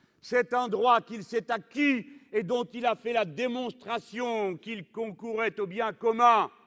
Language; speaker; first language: French; native; French